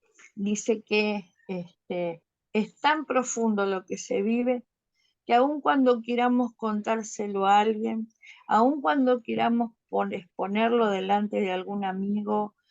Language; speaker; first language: Spanish; native; Spanish